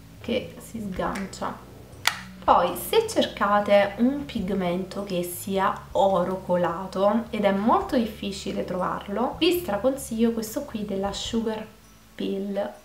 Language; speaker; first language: Italian; native; Italian